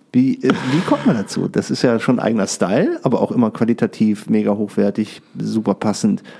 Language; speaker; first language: German; native; German